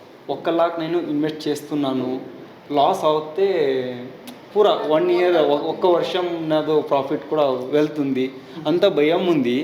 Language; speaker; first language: Telugu; non-native, local second language; Hindi